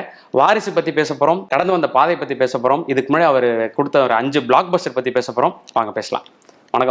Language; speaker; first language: Tamil; native; Tamil